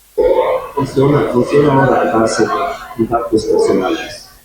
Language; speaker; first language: Spanish; non-native, learner; English